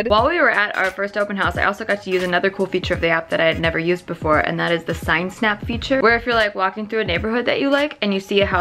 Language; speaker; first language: English; native; English